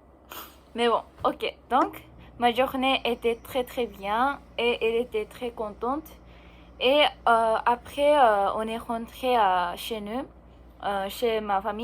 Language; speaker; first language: French; non-native, learner; Japanese